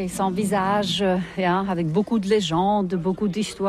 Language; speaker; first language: French; non-native, fluent; Estonian